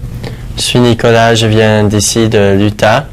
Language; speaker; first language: French; non-native, fluent; English